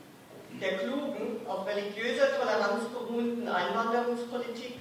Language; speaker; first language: German; native; German